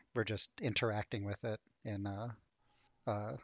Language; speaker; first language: English; native; English